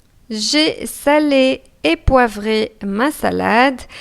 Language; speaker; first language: French; non-native, local second language; Arabic